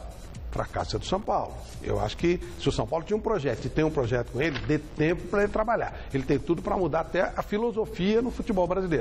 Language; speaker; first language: Portuguese; native; Portuguese